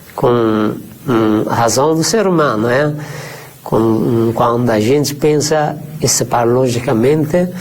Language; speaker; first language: Portuguese; non-native, fluent; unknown